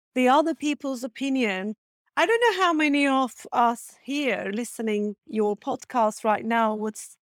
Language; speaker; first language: English; non-native, fluent; Turkish